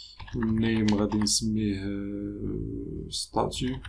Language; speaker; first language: Arabic; native; Arabic